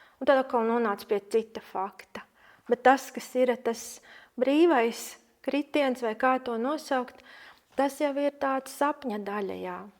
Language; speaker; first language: Latvian; native; Latvian